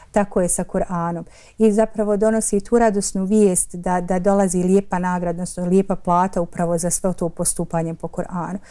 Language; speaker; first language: Bosnian; native; Bosnian